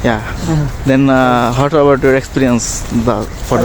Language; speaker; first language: English; non-native, local second language; Bangla